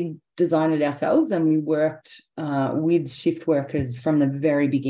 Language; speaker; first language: English; native; English